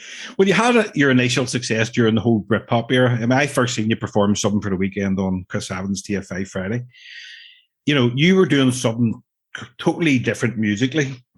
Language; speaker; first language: English; native; English